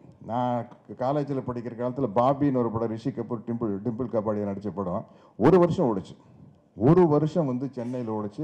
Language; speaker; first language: Tamil; native; Tamil